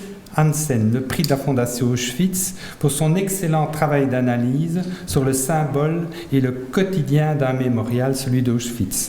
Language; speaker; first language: French; native; French